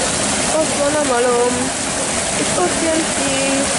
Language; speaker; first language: Hungarian; early bilingual, heritage; Hungarian